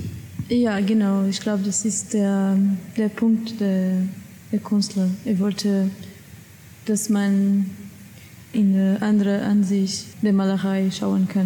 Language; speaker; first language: German; non-native, learner; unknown